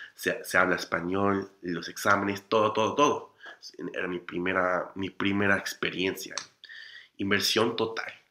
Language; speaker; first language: Spanish; non-native, fluent; English